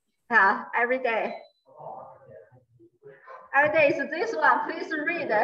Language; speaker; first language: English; non-native, learner; Chinese